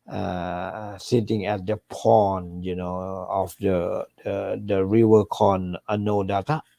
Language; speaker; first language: English; non-native, fluent; Thai